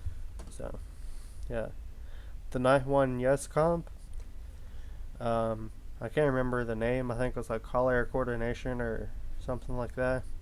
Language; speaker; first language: English; native; English